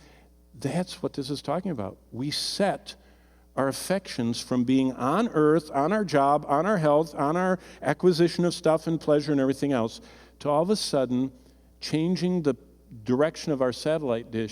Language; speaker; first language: English; native; English